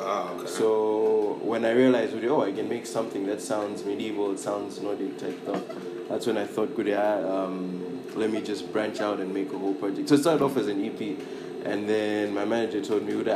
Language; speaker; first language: English; non-native, local second language; Nyanja